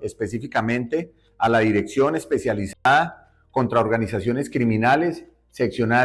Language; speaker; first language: Spanish; native; Spanish